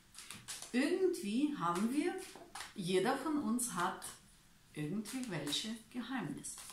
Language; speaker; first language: German; non-native, learner; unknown